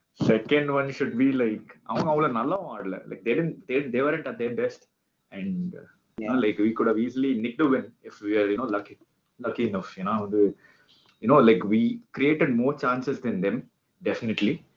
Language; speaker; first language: English; non-native, local second language; Tamil